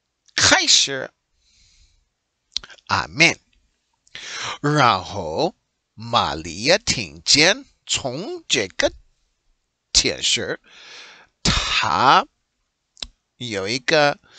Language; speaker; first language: Chinese; non-native, learner; English